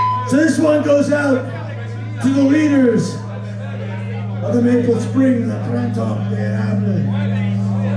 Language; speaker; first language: English; native; English